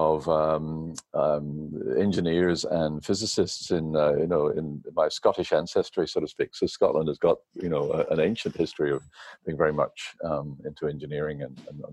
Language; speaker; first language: English; native; English